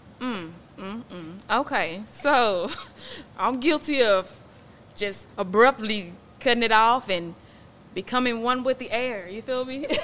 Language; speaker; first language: English; native; English